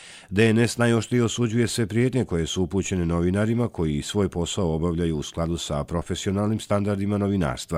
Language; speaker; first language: Serbian; native; Serbian